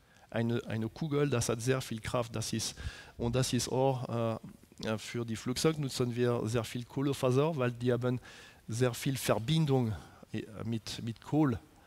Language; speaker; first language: German; non-native, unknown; French